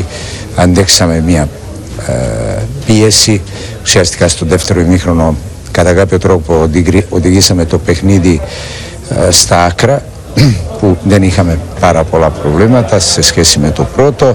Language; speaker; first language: Greek; non-native, fluent; Serbian